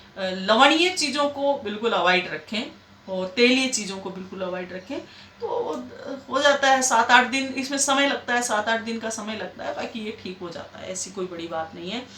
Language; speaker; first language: Hindi; native; Hindi